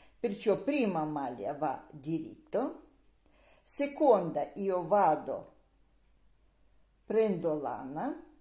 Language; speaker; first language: Italian; non-native, learner; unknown